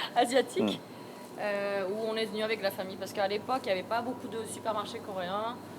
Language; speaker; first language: French; early bilingual, other home language; Korean